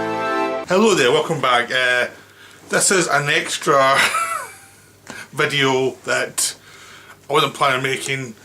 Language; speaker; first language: English; native; English